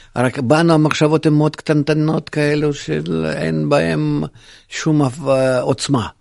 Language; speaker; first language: Hebrew; non-native, fluent; Russian